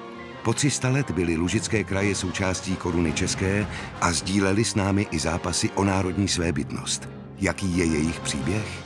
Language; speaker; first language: Czech; native; Czech